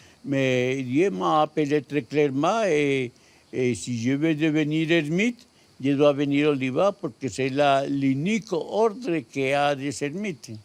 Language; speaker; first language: French; non-native, learner; Spanish